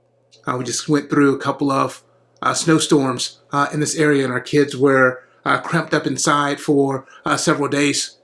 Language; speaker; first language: English; native; English